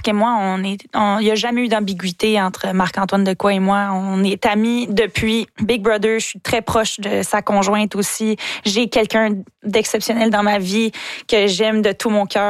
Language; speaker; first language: French; native; French